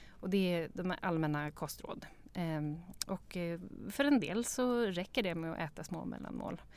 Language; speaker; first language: Swedish; native; Swedish